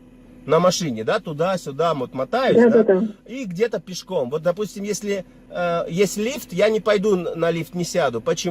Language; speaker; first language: Russian; native; Russian